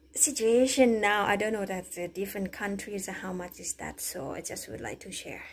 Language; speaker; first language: English; non-native, learner; Thai